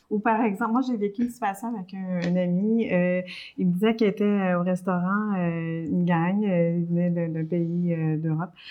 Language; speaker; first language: French; early bilingual, other home language; Spanish